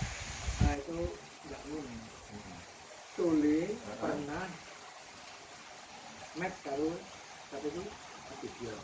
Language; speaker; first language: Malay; non-native, local second language; Javanese